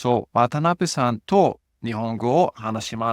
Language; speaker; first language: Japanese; non-native, fluent; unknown